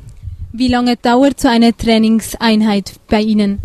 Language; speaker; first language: German; native; German